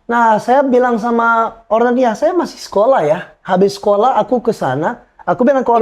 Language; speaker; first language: Indonesian; non-native, fluent; Arabic